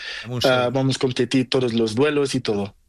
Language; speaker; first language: Spanish; non-native, learner; Portuguese